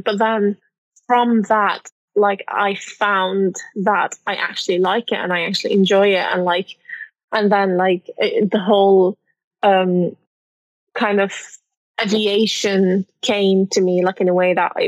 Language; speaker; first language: English; non-native, fluent; Arabic